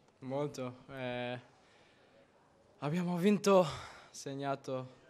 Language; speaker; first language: Italian; non-native, learner; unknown